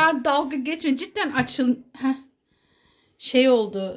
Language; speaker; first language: Turkish; native; Turkish